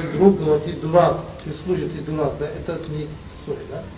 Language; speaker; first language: Russian; non-native, learner; Tibetan